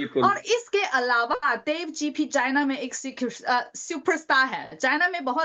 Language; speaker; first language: Hindi; non-native, learner; Chinese